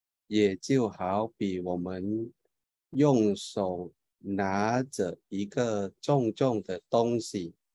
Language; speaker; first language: Chinese; non-native, fluent; Thai